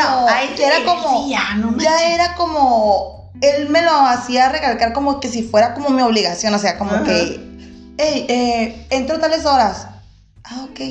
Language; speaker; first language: Spanish; native; Spanish